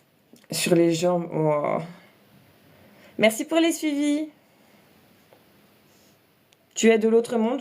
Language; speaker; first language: French; native; French